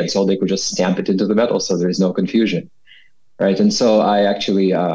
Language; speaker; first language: English; non-native, fluent; Russian